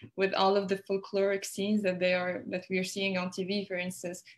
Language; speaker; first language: English; non-native, fluent; Arabic